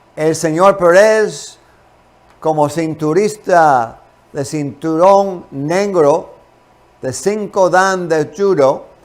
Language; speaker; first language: Spanish; non-native, fluent; English